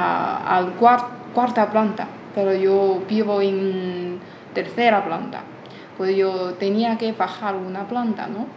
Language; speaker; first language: Spanish; non-native, fluent; Chinese